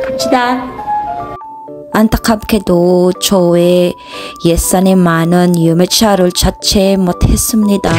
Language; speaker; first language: Korean; non-native, learner; Filipino